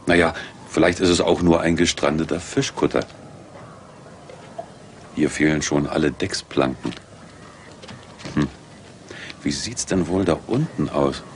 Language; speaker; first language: German; native; German